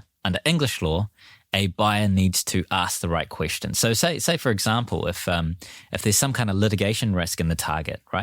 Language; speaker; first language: English; native; English